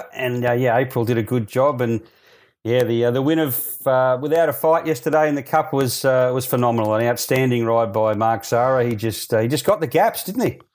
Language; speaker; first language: English; native; English